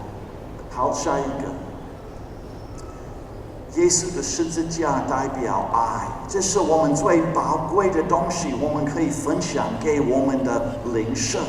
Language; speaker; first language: Chinese; non-native, fluent; English